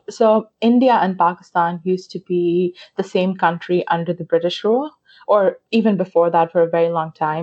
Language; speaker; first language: English; non-native, local second language; Urdu